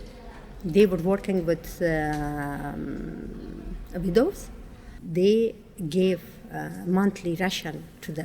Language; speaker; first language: English; non-native, learner; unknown